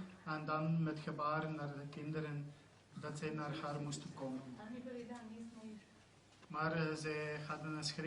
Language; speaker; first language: Dutch; non-native, fluent; Croatian